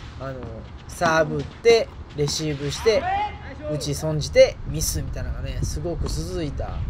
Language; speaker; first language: Japanese; native; Japanese